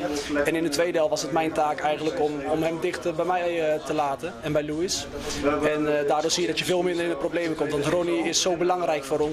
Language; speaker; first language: Dutch; native; Dutch